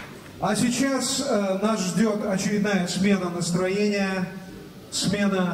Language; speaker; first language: Russian; native; Russian